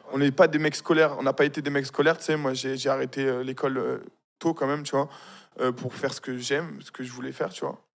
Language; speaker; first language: French; early bilingual, other home language; Arabic